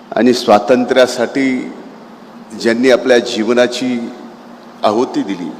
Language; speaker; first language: Marathi; native; Marathi